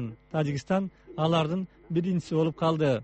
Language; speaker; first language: Kyrgyz; native; Kyrgyz